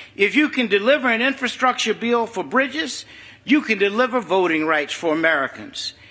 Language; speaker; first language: English; native; English